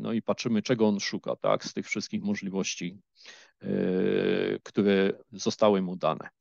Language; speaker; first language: Polish; native; Polish